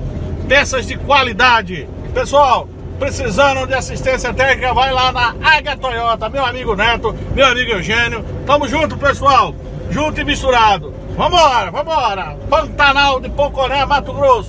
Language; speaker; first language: Portuguese; native; Portuguese